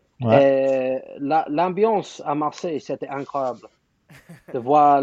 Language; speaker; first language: French; non-native, fluent; English